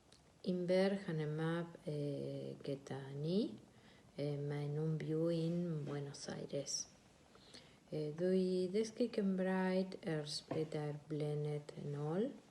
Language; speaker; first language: Welsh; non-native, learner; Spanish